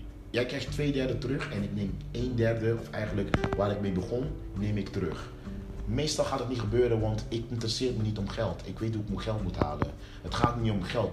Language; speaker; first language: Dutch; early bilingual, other home language; Papiamento